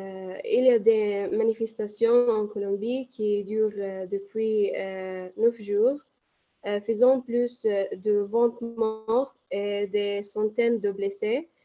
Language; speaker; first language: French; non-native, learner; Arabic